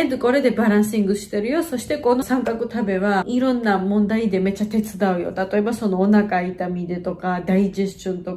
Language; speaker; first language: Japanese; non-native, fluent; Georgian